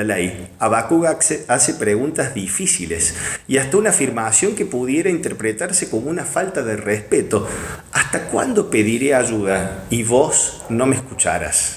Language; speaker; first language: Spanish; native; Spanish